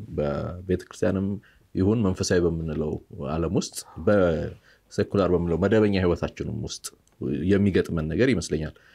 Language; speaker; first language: Amharic; native; Amharic